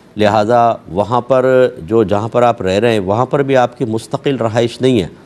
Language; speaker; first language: Urdu; native; Urdu